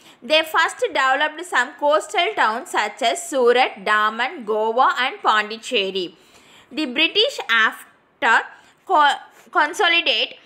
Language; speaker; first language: English; non-native, local second language; Tamil